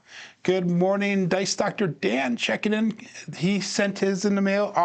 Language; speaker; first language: English; native; English